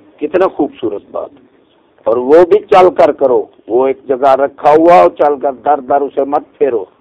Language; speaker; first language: Urdu; non-native, local second language; Punjabi